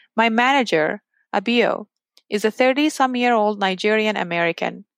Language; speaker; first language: English; non-native, fluent; Persian